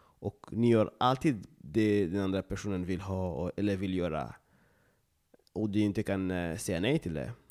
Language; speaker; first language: Swedish; non-native, fluent; Lingala